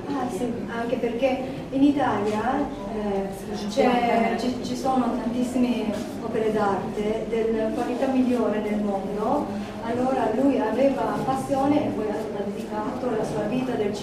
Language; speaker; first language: Italian; non-native, learner; Japanese